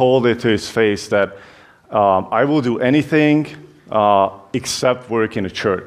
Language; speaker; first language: English; non-native, fluent; Hungarian